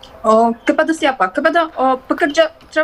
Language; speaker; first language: Indonesian; non-native, learner; Turkish